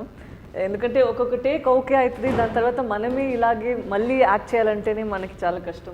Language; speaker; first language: Telugu; non-native, fluent; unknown